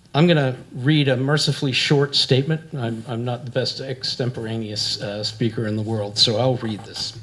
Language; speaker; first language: English; native; English